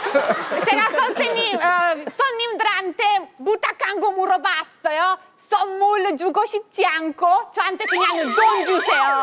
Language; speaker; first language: Korean; non-native, learner; Italian